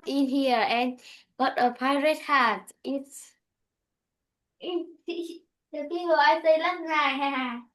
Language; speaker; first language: English; non-native, learner; Vietnamese